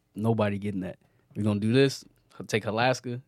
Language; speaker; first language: English; native; English